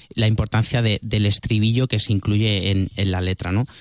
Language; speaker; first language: Spanish; native; Spanish